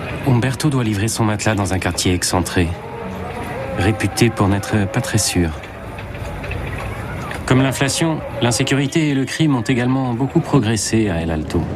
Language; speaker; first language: French; native; French